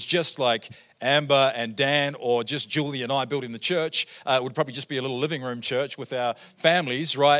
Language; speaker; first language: English; native; English